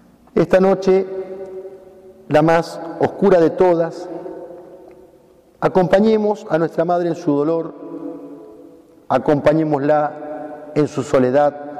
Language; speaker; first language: Spanish; native; Spanish